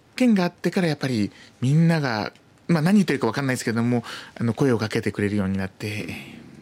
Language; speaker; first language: Japanese; native; Japanese